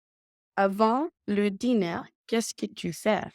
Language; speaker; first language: French; non-native, learner; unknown